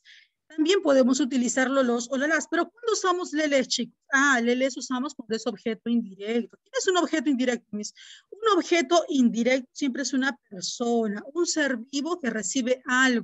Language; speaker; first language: Spanish; native; Spanish